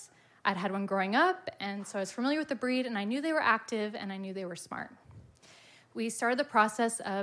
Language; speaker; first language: English; native; English